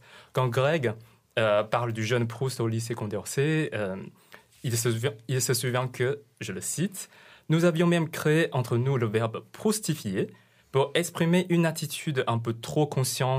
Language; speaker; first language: French; non-native, fluent; Chinese